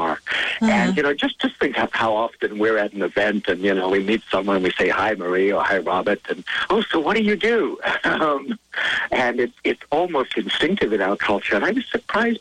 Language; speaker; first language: English; native; English